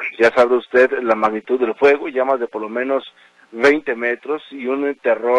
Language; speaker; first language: Spanish; native; Spanish